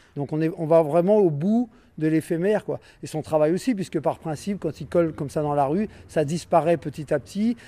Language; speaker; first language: French; native; French